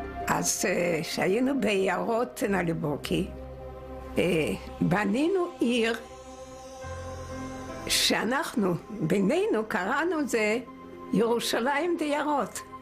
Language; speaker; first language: Hebrew; non-native, fluent; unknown